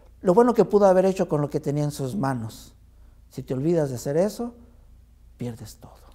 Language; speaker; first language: Spanish; native; Spanish